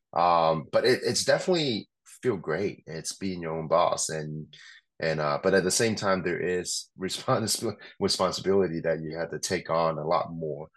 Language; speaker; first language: English; non-native, local second language; Cantonese